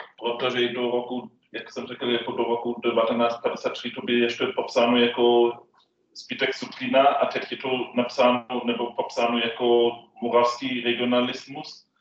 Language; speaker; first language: Czech; non-native, fluent; German